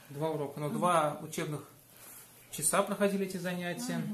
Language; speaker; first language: Russian; native; Russian